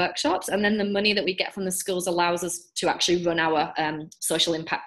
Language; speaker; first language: English; native; English